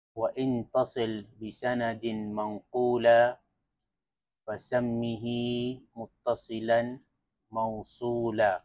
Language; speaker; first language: Arabic; non-native, fluent; Malay